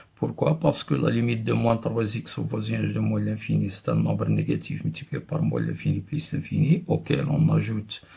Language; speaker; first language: French; non-native, local second language; Arabic